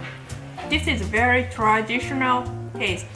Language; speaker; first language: English; non-native, learner; Japanese